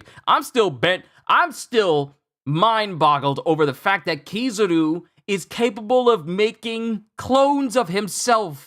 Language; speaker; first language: English; native; English